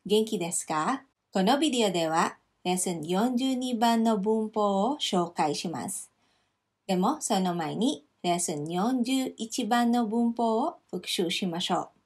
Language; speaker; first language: Japanese; non-native, fluent; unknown